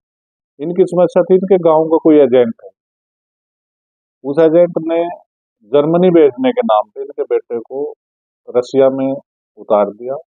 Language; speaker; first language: Hindi; native; Hindi